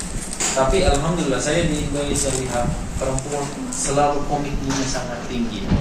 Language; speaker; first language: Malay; non-native, fluent; Turkish